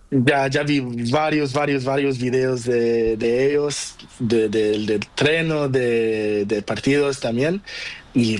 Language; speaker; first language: Spanish; non-native, learner; Portuguese